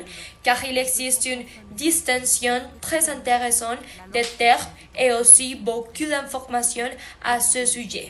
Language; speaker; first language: French; non-native, learner; Spanish